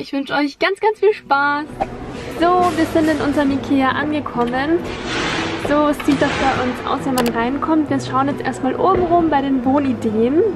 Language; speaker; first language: German; native; German